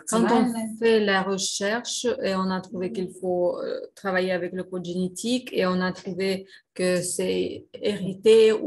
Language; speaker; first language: French; non-native, fluent; Russian